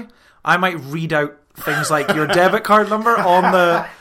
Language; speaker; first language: English; native; English